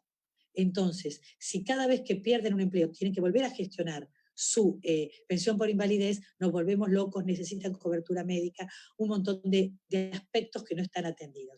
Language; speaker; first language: Spanish; native; Spanish